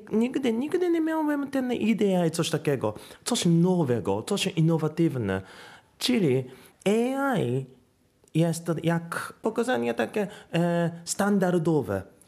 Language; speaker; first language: Polish; non-native, learner; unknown